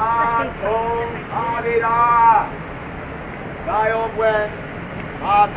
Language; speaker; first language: Thai; non-native, learner; English